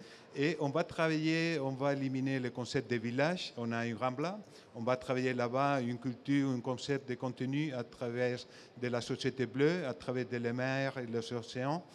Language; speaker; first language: French; non-native, fluent; Spanish